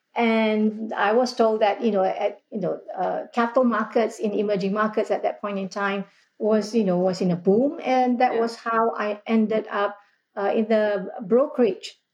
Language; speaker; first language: English; non-native, local second language; Malay